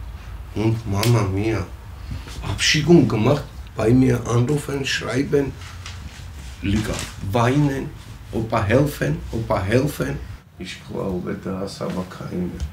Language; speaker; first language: German; non-native, learner; Georgian